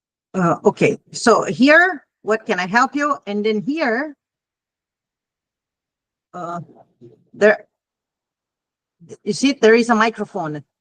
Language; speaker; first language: English; non-native, fluent; Portuguese